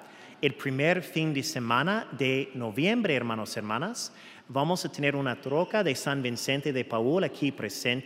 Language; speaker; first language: Spanish; non-native, fluent; English